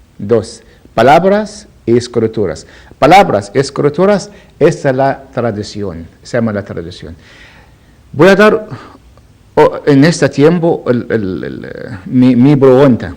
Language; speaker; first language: Spanish; non-native, learner; Arabic